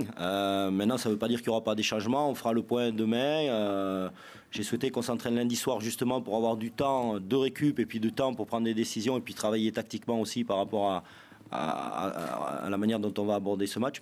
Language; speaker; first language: French; native; French